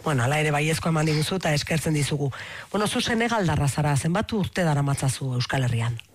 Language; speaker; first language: Basque; native; Basque